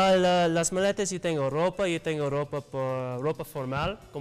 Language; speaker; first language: Spanish; non-native, learner; English